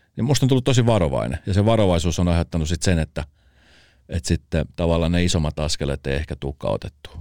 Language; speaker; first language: Finnish; early bilingual, other home language; Spanish